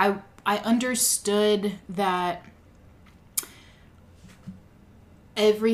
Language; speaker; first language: English; native; English